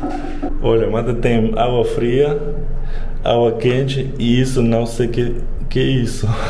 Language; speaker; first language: Portuguese; non-native, learner; Russian